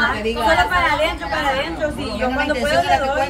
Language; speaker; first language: Spanish; native; Spanish